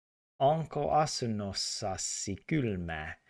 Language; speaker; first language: Finnish; non-native, learner; English